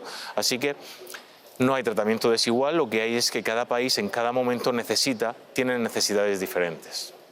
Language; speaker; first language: Spanish; native; Spanish